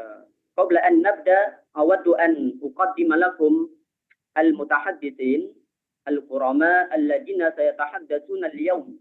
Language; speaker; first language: Arabic; non-native, fluent; Indonesian